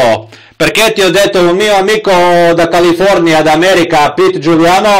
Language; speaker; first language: Italian; non-native, learner; Croatian